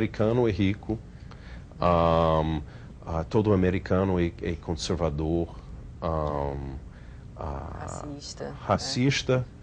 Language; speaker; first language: Portuguese; non-native, fluent; English